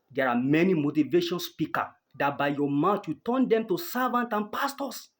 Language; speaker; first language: English; non-native, local second language; Yoruba